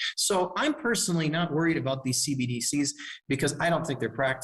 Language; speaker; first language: English; native; English